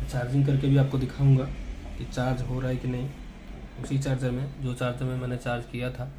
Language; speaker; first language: Hindi; non-native, local second language; Odia